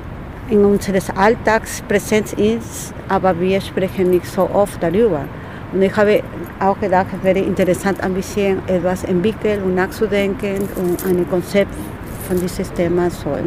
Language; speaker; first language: German; non-native, fluent; Spanish